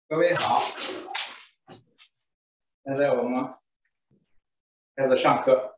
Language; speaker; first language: Chinese; native; Chinese